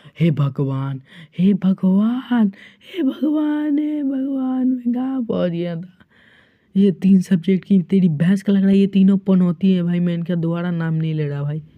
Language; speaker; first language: Hindi; native; Hindi